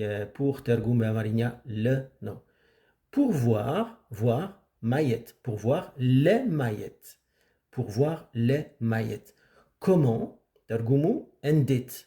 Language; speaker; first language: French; non-native, fluent; Amharic